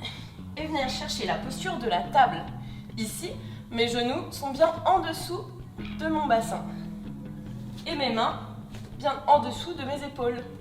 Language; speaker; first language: French; native; French